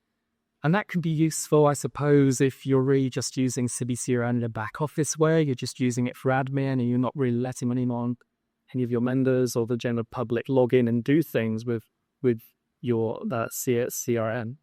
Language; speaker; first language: English; native; English